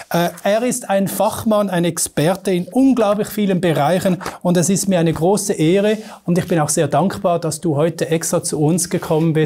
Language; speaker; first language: German; native; German